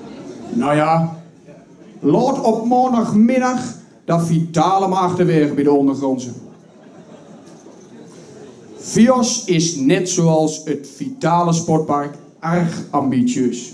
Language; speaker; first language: Dutch; native; Dutch